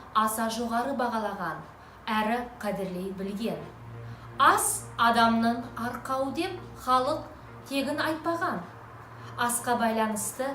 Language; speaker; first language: Kazakh; non-native, local second language; Russian